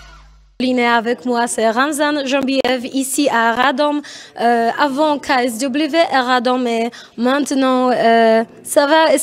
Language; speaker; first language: French; non-native, learner; Polish